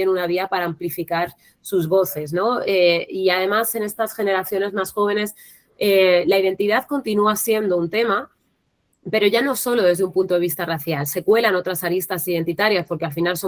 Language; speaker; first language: Spanish; native; Spanish